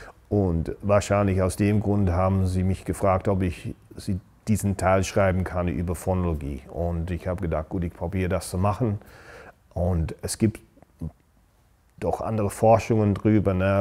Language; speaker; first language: German; non-native, fluent; English